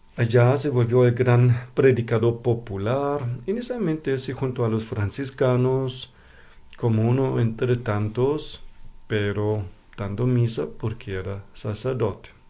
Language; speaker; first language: Spanish; non-native, fluent; German